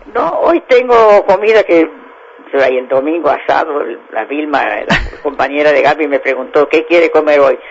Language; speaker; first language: Spanish; native; Spanish